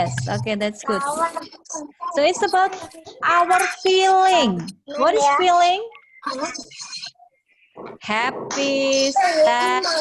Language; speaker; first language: English; non-native, fluent; Indonesian